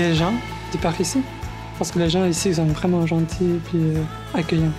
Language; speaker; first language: French; non-native, learner; Spanish